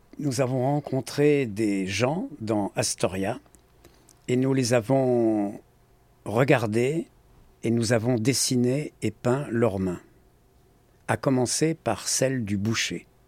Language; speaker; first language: French; native; French